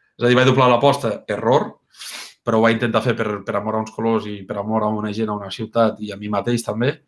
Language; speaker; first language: Catalan; native; Catalan